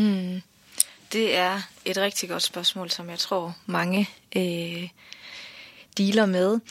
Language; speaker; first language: Danish; native; Danish